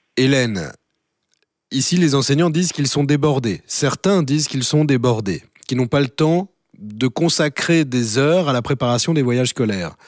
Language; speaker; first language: French; native; French